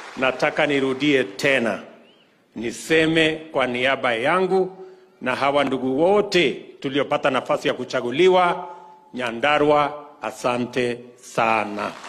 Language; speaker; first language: Swahili; non-native, local second language; Kalenjin